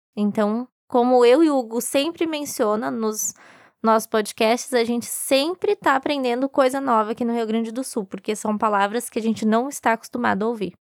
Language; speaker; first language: Portuguese; native; Portuguese